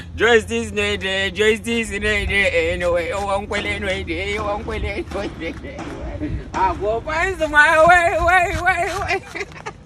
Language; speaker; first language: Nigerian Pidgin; non-native, local second language; Hausa